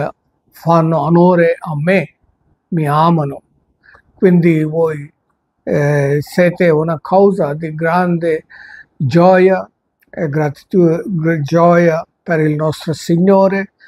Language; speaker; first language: Italian; non-native, fluent; Telugu